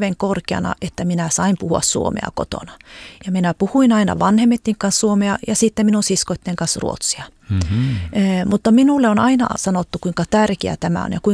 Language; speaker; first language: Finnish; early bilingual, heritage; Finnish